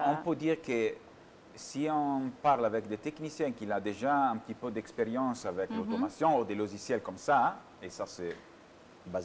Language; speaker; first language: French; non-native, fluent; Italian